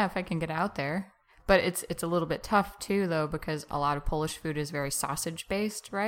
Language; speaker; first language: English; native; English